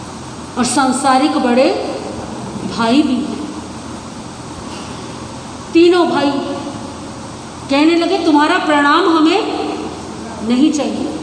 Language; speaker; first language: Hindi; native; Hindi